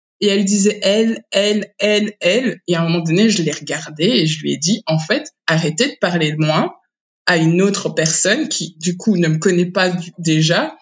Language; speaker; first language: French; early bilingual, other home language; Kinyarwanda